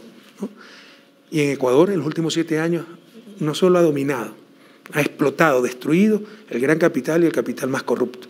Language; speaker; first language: Spanish; native; Spanish